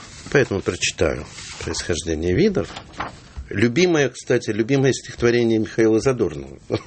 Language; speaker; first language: Russian; native; Russian